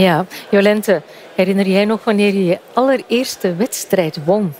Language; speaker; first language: Dutch; native; Dutch